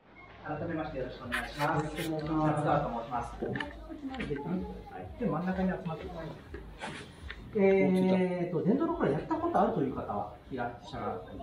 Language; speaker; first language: Japanese; native; Japanese